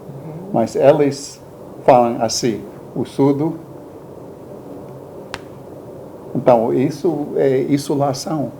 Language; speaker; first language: Portuguese; non-native, learner; English